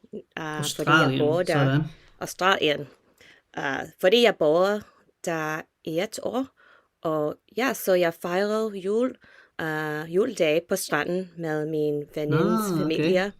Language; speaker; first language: Danish; non-native, learner; English